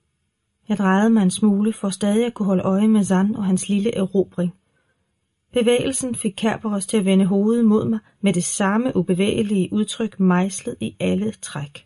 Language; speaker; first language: Danish; native; Danish